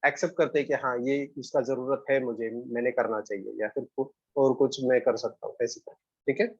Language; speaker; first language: Hindi; non-native, local second language; Marathi